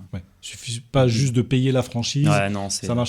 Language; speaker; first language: French; native; French